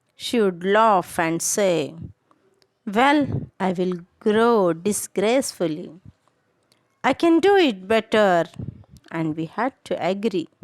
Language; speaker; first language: English; non-native, local second language; Kannada